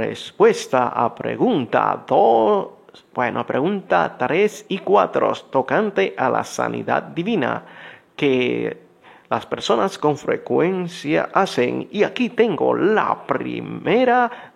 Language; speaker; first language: Spanish; native; Spanish